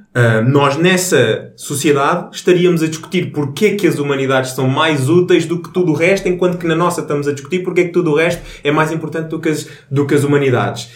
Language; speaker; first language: Portuguese; native; Portuguese